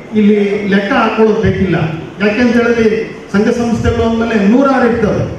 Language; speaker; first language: Kannada; native; Kannada